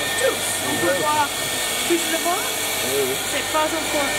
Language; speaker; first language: French; non-native, fluent; English